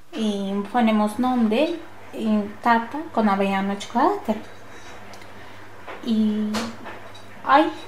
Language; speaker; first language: Spanish; non-native, learner; Turkish